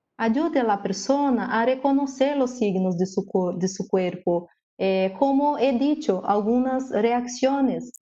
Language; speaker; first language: Spanish; non-native, learner; Portuguese